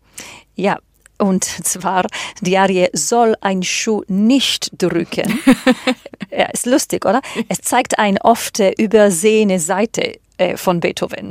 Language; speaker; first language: German; non-native, fluent; Hebrew